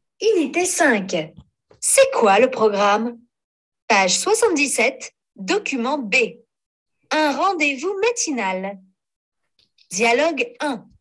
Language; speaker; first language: French; non-native, learner; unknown